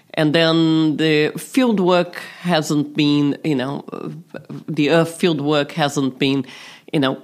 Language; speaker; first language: English; non-native, fluent; Portuguese